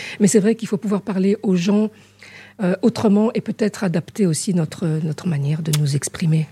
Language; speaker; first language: French; early bilingual, other home language; Arabic